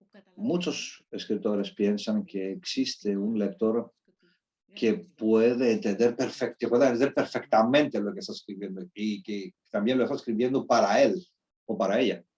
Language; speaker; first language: Spanish; non-native, fluent; Greek